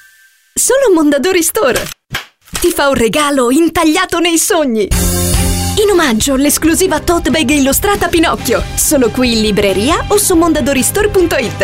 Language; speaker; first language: Italian; native; Italian